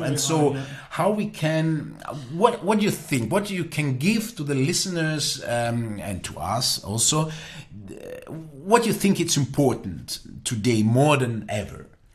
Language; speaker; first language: English; non-native, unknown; Italian